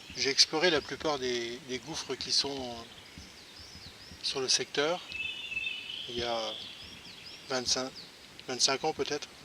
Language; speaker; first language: French; native; French